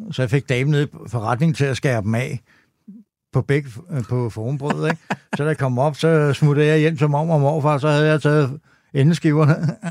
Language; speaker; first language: Danish; native; Danish